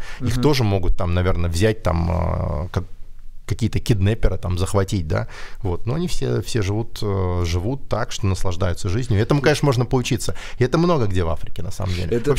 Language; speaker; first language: Russian; native; Russian